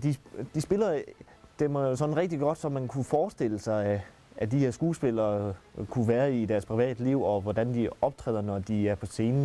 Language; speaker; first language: Danish; native; Danish